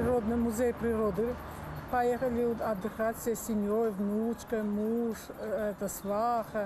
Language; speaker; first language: Russian; non-native, local second language; Armenian